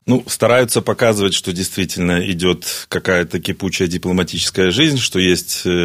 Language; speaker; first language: Russian; native; Russian